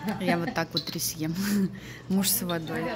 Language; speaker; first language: Russian; native; Russian